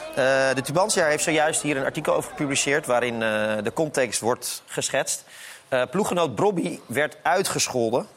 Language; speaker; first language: Dutch; native; Dutch